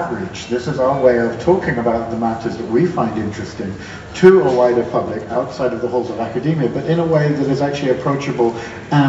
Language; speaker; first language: English; native; English